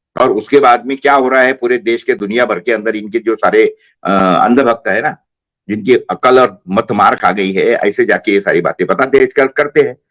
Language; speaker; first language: Hindi; non-native, local second language; Marathi